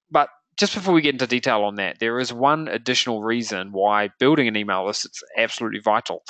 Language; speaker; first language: English; native; English